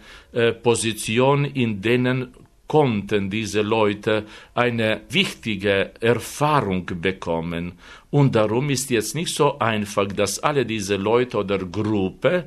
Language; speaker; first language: German; non-native, fluent; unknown